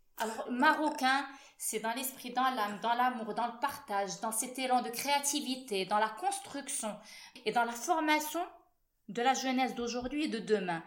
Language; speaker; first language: French; non-native, local second language; Arabic